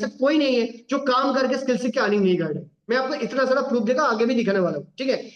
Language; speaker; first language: Hindi; non-native, local second language; Bangla